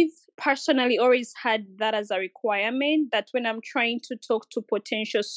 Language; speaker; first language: English; non-native, local second language; Ganda